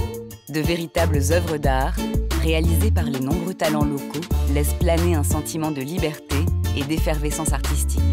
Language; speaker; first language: French; native; French